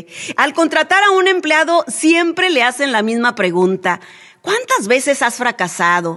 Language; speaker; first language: Spanish; native; Spanish